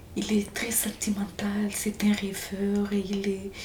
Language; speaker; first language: French; non-native, local second language; Malagasy